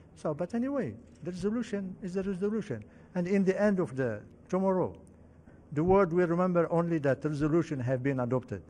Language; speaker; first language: English; non-native, fluent; Arabic